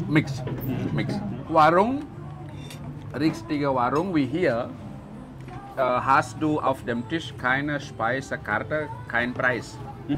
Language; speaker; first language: German; non-native, fluent; Balinese